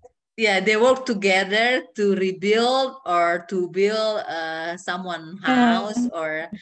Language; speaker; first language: English; non-native, learner; Indonesian